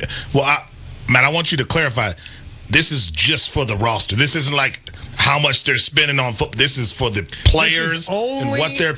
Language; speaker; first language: English; native; English